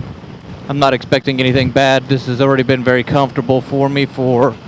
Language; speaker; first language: English; native; English